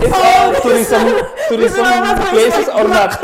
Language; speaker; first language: English; non-native, learner; Indonesian